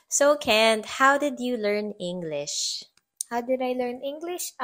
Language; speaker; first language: English; non-native, local second language; Filipino